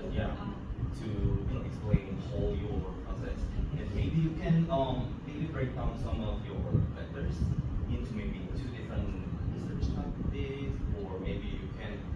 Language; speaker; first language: English; non-native, fluent; Korean